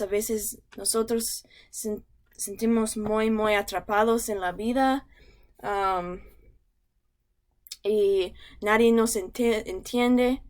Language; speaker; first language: Spanish; non-native, learner; English